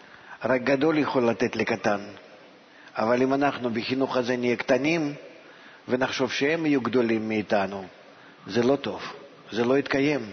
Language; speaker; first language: Hebrew; non-native, fluent; Russian